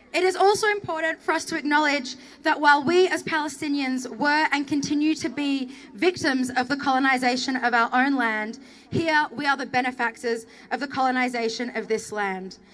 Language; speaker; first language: English; early bilingual, other home language; Arabic